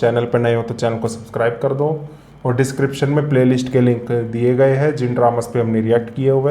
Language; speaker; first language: Hindi; native; Hindi